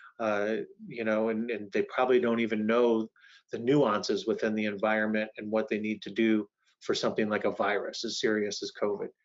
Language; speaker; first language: English; native; English